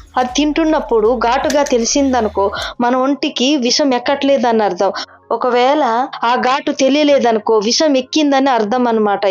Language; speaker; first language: Telugu; non-native, local second language; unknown